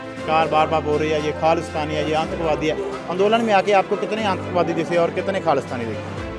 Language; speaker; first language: Hindi; non-native, local second language; Punjabi